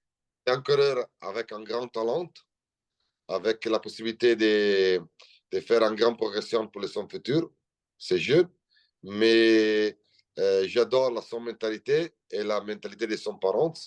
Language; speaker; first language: French; non-native, learner; Italian